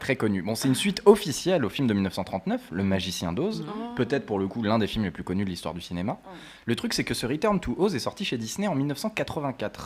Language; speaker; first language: French; native; French